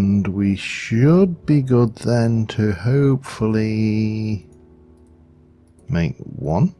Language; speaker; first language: English; native; English